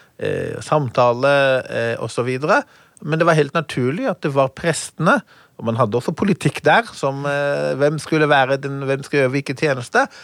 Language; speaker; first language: Norwegian; non-native, fluent; Hebrew